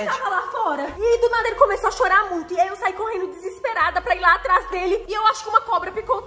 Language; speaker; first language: Portuguese; native; Portuguese